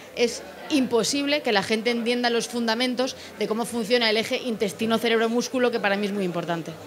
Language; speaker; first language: Spanish; native; Spanish